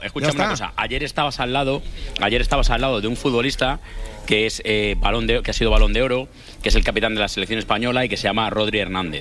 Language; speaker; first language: Spanish; native; Spanish